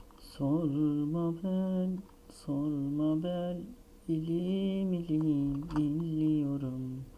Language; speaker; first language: Turkish; native; Turkish